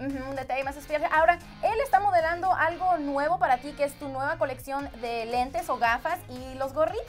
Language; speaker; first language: Spanish; native; Spanish